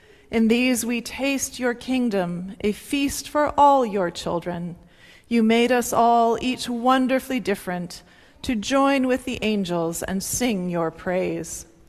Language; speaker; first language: English; native; English